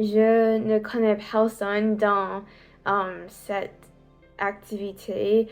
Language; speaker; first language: French; non-native, learner; English